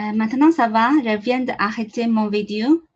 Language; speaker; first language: French; non-native, learner; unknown